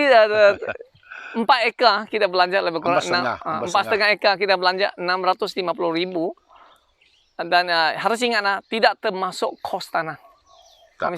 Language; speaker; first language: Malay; non-native, local second language; Chinese